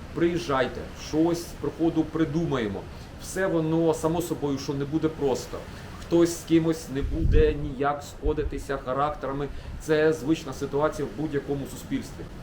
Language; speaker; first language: Ukrainian; non-native, local second language; Russian